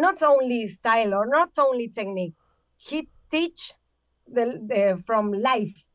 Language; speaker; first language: English; non-native, learner; Spanish